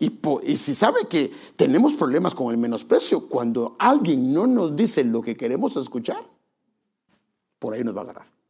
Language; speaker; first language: Spanish; native; Spanish